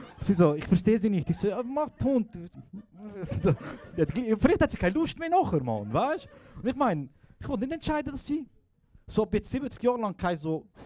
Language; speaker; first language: German; early bilingual, other home language; Croatian